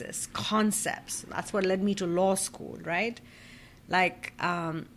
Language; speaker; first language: English; non-native, local second language; Bangla